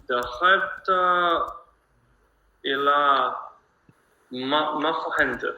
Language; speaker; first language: Arabic; non-native, learner; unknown